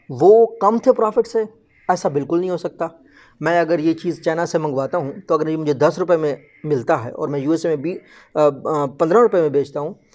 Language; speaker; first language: Urdu; non-native, local second language; Baluchi